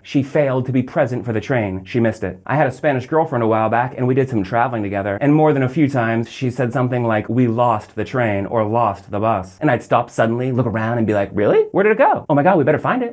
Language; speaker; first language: English; native; English